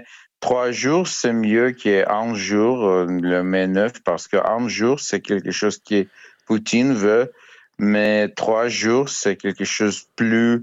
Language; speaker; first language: French; non-native, learner; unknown